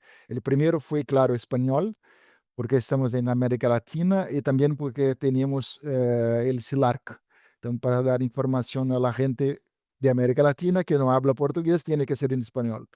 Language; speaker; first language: Spanish; non-native, fluent; Portuguese